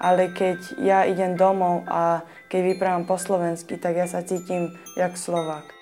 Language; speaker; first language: Slovak; early bilingual, heritage; Slovak